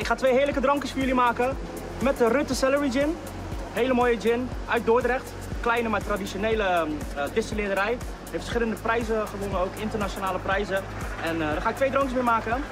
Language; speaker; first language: Dutch; native; Dutch